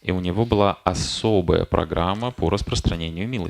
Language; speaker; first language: Russian; native; Russian